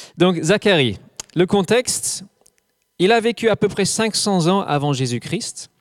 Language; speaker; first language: French; non-native, fluent; English